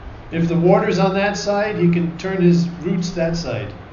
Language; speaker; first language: English; native; English